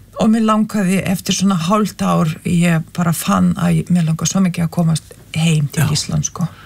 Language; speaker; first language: Icelandic; non-native, fluent; Lithuanian